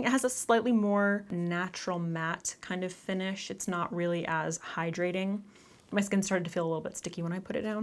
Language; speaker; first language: English; native; English